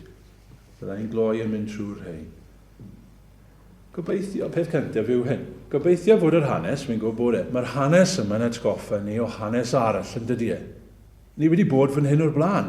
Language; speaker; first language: Welsh; native; Welsh